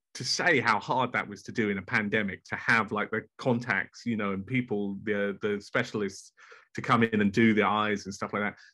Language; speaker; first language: English; native; English